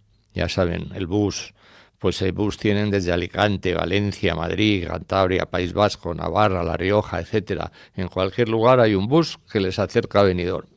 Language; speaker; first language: Spanish; native; Spanish